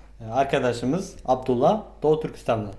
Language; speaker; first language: Turkish; non-native, fluent; Mongolian